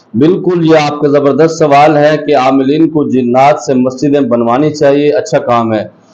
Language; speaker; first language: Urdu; non-native, local second language; Pashto